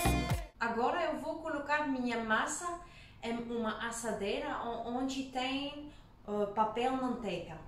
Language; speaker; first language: Portuguese; non-native, learner; Danish